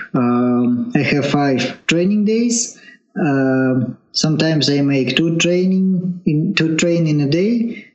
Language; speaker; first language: English; non-native, learner; Russian